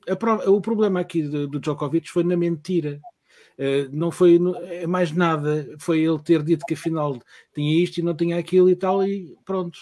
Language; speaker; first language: Portuguese; native; Portuguese